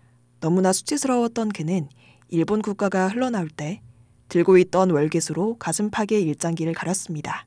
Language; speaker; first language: Korean; native; Korean